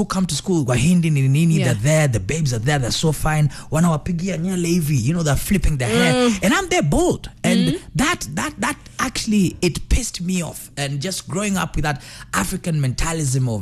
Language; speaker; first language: English; non-native, local second language; Swahili